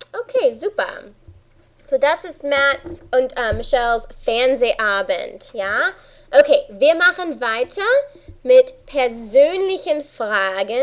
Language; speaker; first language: German; non-native, fluent; English